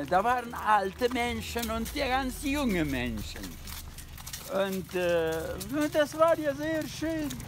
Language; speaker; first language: German; non-native, learner; Russian